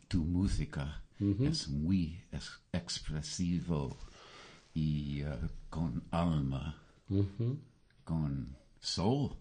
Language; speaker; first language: Spanish; non-native, learner; English